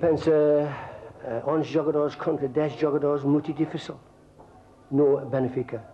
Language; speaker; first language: Portuguese; non-native, learner; English